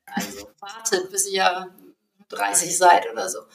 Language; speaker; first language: German; native; German